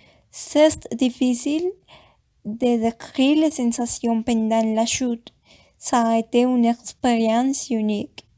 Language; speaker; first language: French; non-native, learner; Spanish